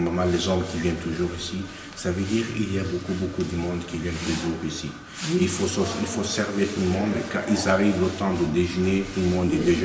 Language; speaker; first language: French; non-native, fluent; Arabic